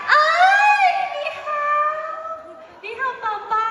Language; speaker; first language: Chinese; non-native, learner; Thai